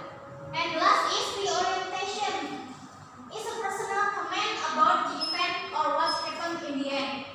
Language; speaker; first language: English; non-native, learner; Indonesian